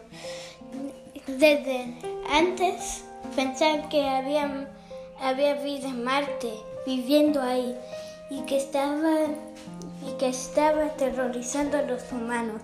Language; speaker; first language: Spanish; early bilingual, heritage; Spanish